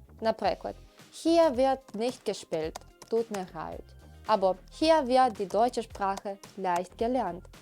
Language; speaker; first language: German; non-native, fluent; Ukrainian